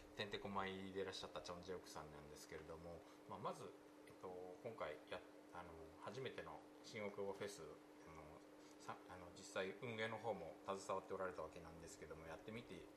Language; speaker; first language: Japanese; native; Japanese